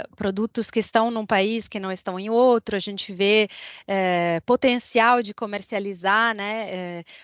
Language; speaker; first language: Portuguese; non-native, fluent; Italian